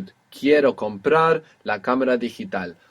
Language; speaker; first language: Spanish; non-native, fluent; English